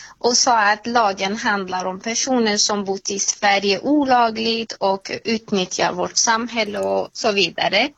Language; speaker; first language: Swedish; non-native, fluent; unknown